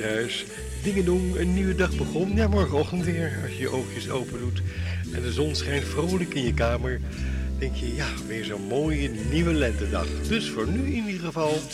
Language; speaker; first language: Dutch; native; Dutch